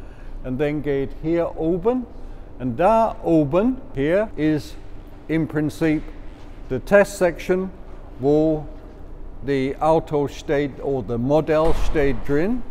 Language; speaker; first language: German; non-native, fluent; English